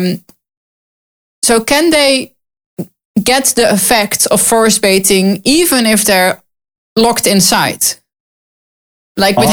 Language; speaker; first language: English; non-native, learner; Dutch